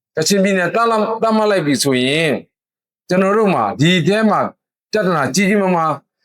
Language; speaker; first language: Burmese; non-native, local second language; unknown